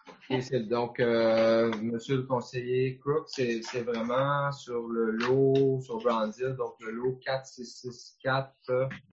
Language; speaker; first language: French; native; French